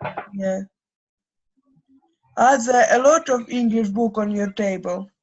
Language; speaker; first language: English; non-native, learner; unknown